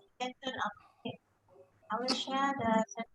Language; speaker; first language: English; non-native, fluent; Indonesian